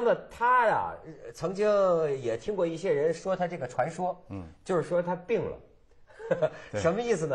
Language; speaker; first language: Chinese; native; Chinese